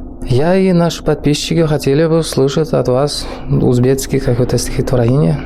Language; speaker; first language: Russian; non-native, learner; Uzbek